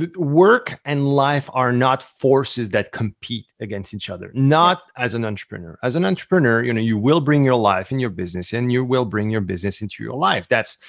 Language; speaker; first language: English; non-native, fluent; French